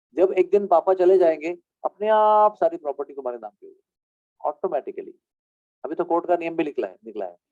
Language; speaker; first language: Hindi; non-native, local second language; Marathi